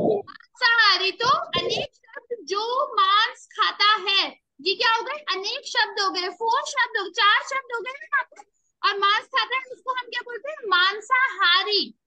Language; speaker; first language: Hindi; native; Hindi